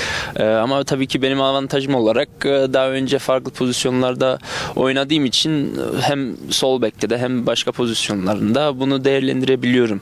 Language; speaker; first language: Turkish; early bilingual, other home language; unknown